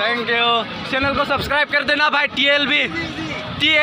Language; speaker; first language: Hindi; non-native, local second language; Assamese